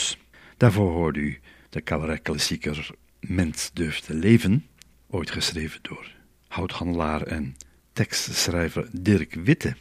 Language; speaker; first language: Dutch; native; Dutch